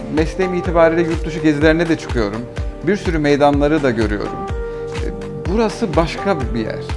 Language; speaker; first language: Turkish; early bilingual, heritage; Turkish